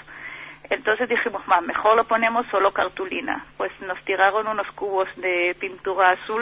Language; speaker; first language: Spanish; non-native, fluent; Hebrew